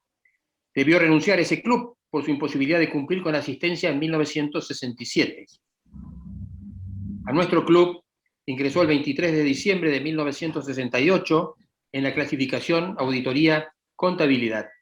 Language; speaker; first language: Spanish; native; Spanish